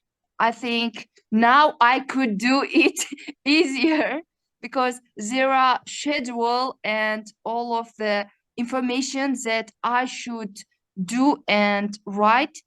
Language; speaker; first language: English; non-native, learner; Uzbek